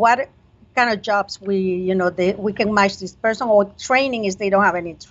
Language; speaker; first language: English; non-native, fluent; Spanish